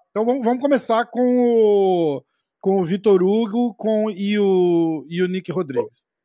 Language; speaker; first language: Portuguese; native; Portuguese